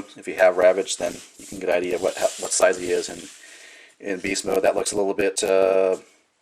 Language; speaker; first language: English; native; English